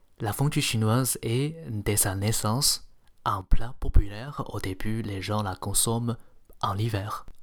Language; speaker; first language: French; non-native, fluent; Chinese